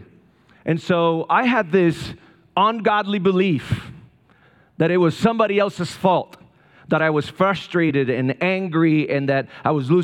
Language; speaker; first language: English; non-native, fluent; Spanish